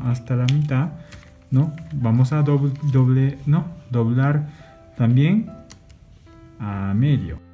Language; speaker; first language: Spanish; non-native, learner; Japanese